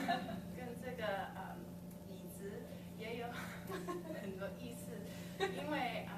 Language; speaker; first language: Chinese; non-native, learner; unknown